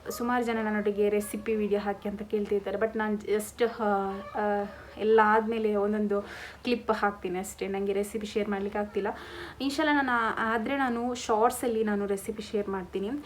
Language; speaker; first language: Kannada; non-native, local second language; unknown